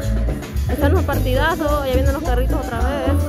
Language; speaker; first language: Spanish; native; Spanish